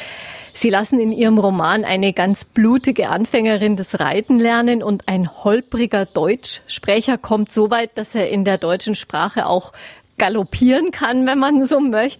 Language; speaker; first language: German; native; German